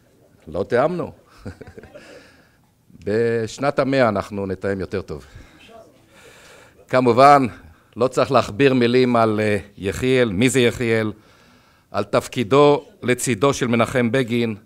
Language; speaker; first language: Hebrew; native; Hebrew